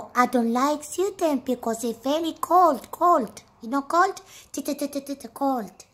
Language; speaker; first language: English; non-native, learner; Amharic